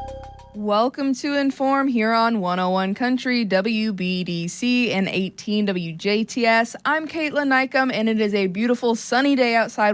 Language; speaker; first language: English; native; English